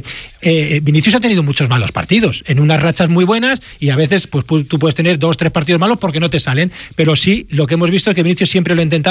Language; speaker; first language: Spanish; native; Spanish